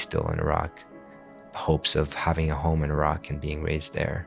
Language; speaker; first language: English; non-native, fluent; Arabic